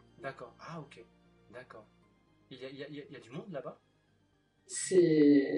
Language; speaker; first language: French; non-native, fluent; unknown